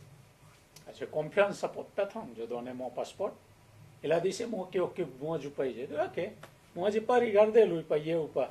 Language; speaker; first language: French; non-native, learner; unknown